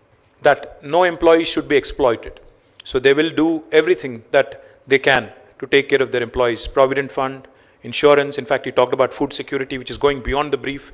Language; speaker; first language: English; non-native, local second language; Telugu